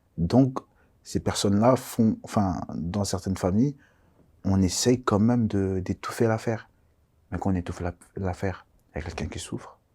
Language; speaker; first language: French; early bilingual, other home language; Kongo